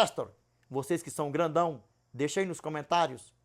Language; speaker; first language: Portuguese; native; Portuguese